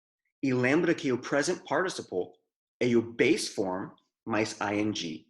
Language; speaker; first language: Portuguese; non-native, fluent; English